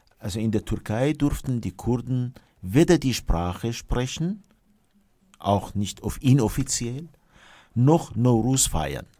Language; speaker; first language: German; non-native, fluent; Kurdish